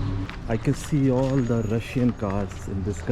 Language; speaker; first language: English; non-native, fluent; Hindi